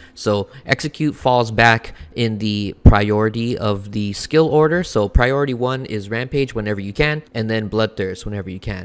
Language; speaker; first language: English; native; English